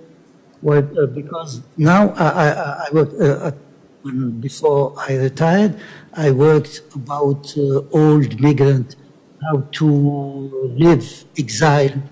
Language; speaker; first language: English; non-native, learner; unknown